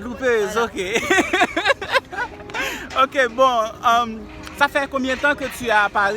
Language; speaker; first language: French; non-native, learner; Haitian Creole